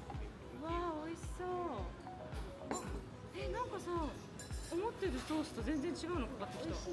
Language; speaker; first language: Japanese; native; Japanese